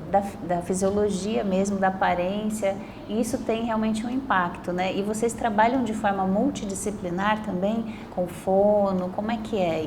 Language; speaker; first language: Portuguese; native; Portuguese